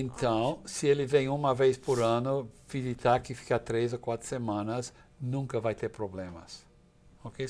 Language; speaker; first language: Portuguese; non-native, fluent; English